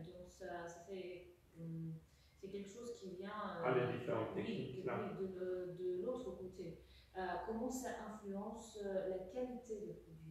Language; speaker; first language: French; non-native, fluent; Russian